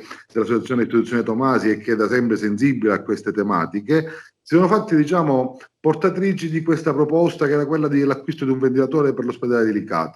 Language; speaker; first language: Italian; native; Italian